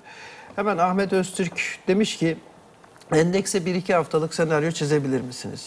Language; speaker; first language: Turkish; native; Turkish